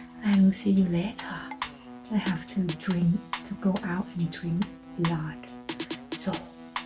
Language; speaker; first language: English; non-native, learner; Thai